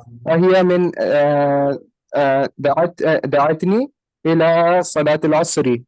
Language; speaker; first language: Arabic; non-native, learner; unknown